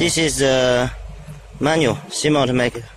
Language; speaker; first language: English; non-native, learner; Chinese